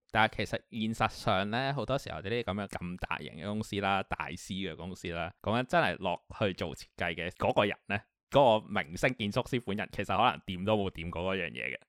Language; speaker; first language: Cantonese; native; Cantonese